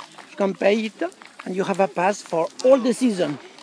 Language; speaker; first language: English; non-native, learner; French